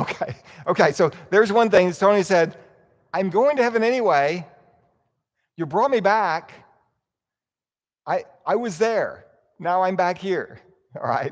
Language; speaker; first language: English; native; English